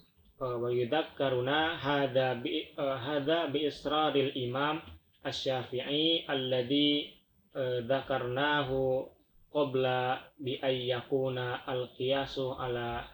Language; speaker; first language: Arabic; non-native, learner; Indonesian